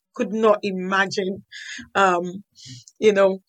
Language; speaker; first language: English; non-native, local second language; Yoruba